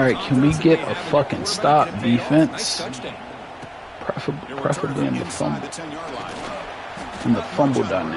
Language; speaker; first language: English; native; English